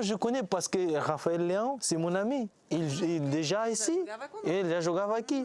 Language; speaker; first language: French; non-native, learner; Portuguese